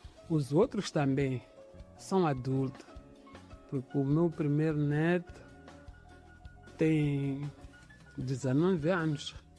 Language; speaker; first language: Portuguese; non-native, local second language; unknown